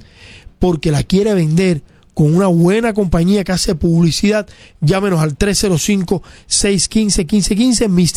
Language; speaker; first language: Spanish; native; Spanish